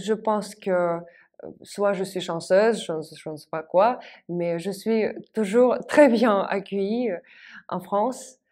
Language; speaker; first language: French; non-native, fluent; Russian